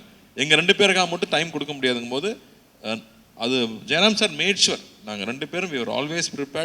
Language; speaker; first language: Tamil; native; Tamil